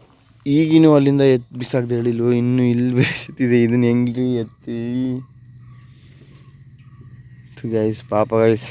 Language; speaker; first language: Kannada; native; Kannada